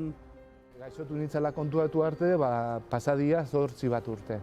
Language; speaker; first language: Basque; native; Basque